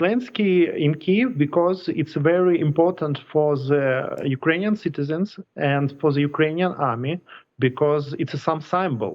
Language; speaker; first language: English; non-native, learner; Ukrainian